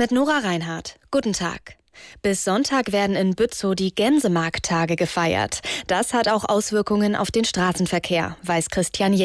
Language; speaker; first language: German; native; German